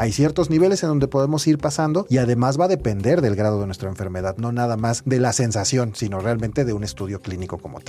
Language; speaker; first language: Spanish; native; Spanish